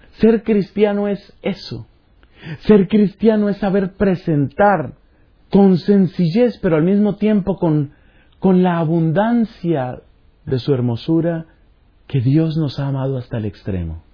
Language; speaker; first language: Spanish; native; Spanish